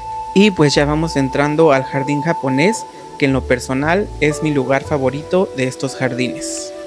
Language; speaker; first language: Spanish; native; Spanish